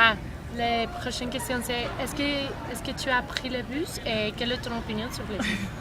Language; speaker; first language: French; non-native, learner; Spanish